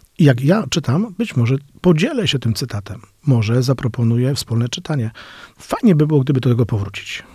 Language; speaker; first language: Polish; native; Polish